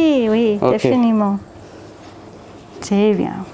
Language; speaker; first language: French; non-native, learner; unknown